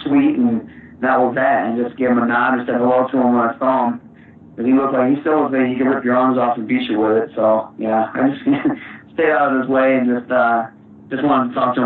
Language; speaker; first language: English; native; English